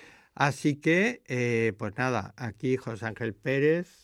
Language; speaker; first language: Spanish; native; Spanish